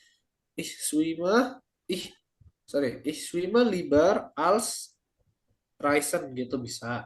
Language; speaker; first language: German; non-native, learner; Indonesian